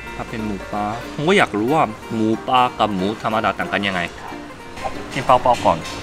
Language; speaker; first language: Thai; non-native, fluent; Korean